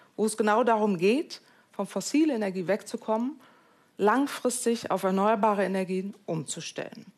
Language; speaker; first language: German; native; German